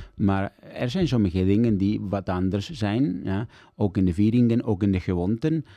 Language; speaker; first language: Dutch; non-native, fluent; Italian